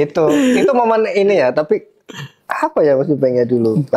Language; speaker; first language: Indonesian; native; Indonesian